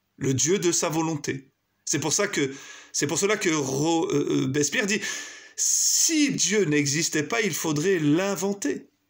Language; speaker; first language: French; native; French